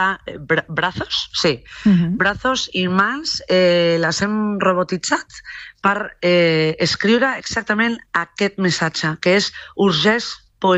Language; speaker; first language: Catalan; non-native, local second language; Spanish